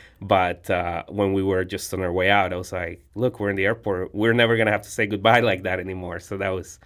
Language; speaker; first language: English; non-native, fluent; Spanish